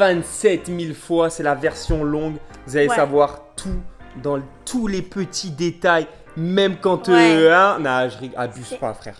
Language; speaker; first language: French; native; French